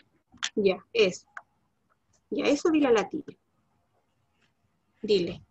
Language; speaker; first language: Spanish; native; Spanish